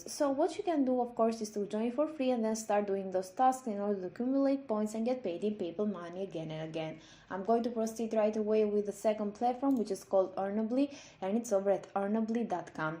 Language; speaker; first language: English; non-native, fluent; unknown